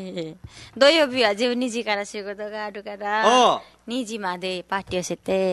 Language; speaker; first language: Japanese; non-native, learner; Nepali